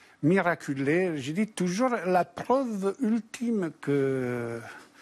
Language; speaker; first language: French; non-native, fluent; Bosnian